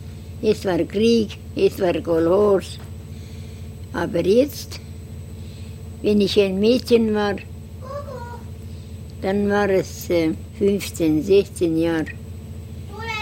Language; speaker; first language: German; non-native, learner; Estonian